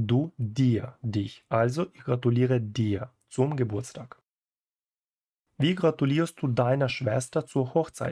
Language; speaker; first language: German; non-native, fluent; Ukrainian